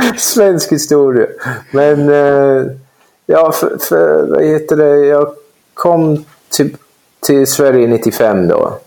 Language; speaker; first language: Swedish; non-native, fluent; English